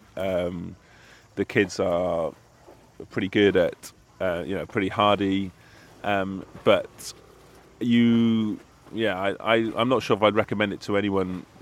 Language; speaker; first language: English; native; English